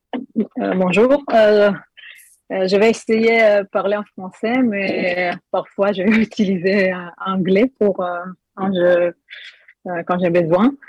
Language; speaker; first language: French; non-native, learner; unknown